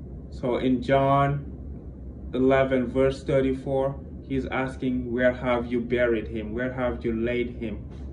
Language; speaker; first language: English; non-native, fluent; Wolof